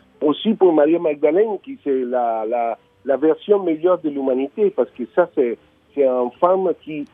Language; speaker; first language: French; non-native, learner; Italian